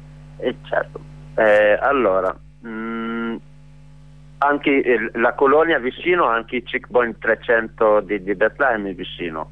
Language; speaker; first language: Italian; non-native, learner; Arabic